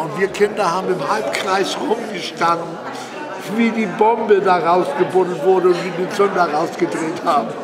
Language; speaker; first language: German; native; German